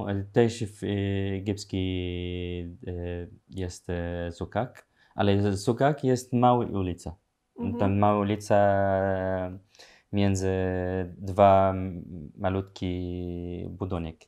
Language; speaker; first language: Polish; non-native, learner; Arabic